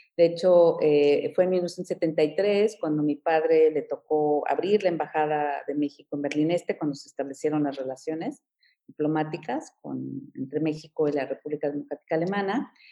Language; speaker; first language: Spanish; early bilingual, heritage; Spanish